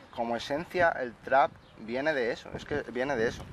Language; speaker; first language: Spanish; native; Spanish